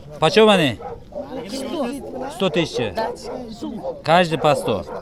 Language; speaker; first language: Russian; non-native, local second language; Uzbek